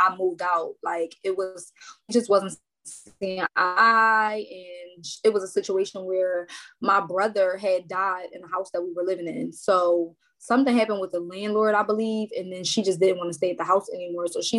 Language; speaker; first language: English; native; English